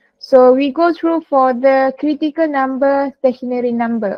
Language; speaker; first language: English; non-native, local second language; Malay